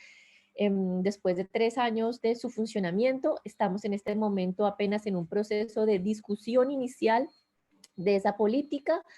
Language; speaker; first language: Spanish; native; Spanish